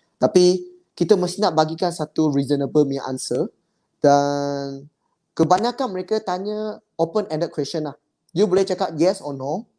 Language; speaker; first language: Malay; non-native, local second language; Chinese